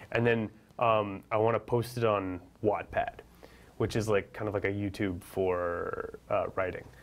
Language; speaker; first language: English; native; English